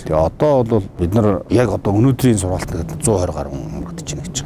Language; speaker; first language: Mongolian; native; Mongolian